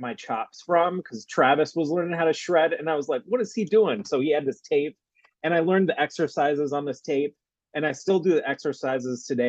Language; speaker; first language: English; native; English